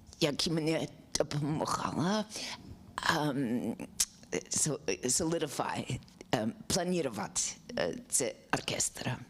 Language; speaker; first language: Ukrainian; non-native, learner; English